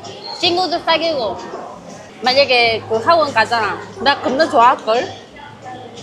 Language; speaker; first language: Korean; non-native, learner; Vietnamese